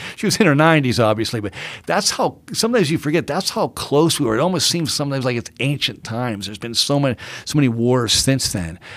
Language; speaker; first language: English; native; English